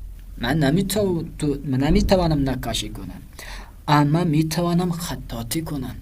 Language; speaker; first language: Persian; non-native, fluent; Urdu